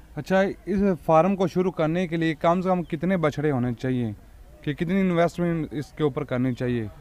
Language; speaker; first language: Urdu; non-native, local second language; Punjabi